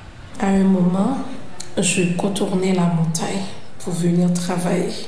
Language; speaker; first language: French; non-native, local second language; Haitian Creole